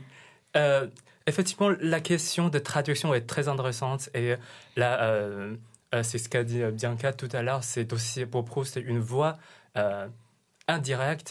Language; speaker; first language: French; non-native, fluent; Chinese